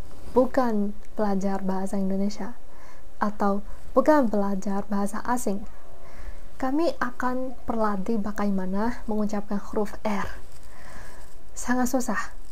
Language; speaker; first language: Indonesian; non-native, fluent; Chinese